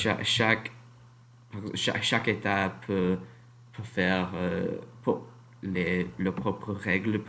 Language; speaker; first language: French; non-native, learner; English